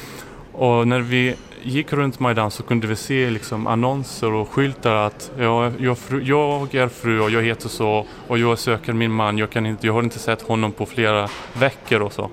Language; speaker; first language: Swedish; non-native, fluent; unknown